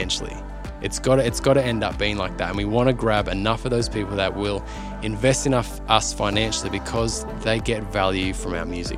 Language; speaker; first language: English; native; English